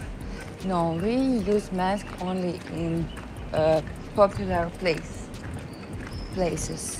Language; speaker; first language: English; non-native, learner; Russian